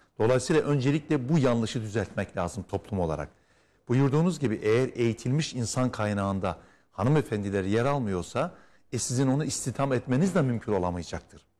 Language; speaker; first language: Turkish; native; Turkish